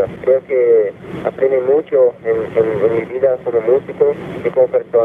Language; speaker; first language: Spanish; non-native, fluent; Portuguese